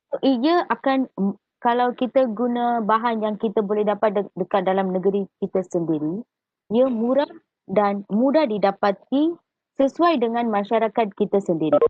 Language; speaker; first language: Malay; native; Malay